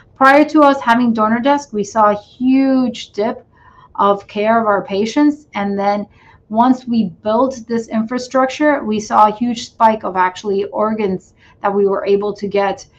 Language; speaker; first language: English; non-native, fluent; Spanish